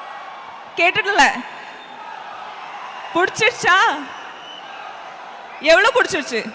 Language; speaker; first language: Tamil; non-native, fluent; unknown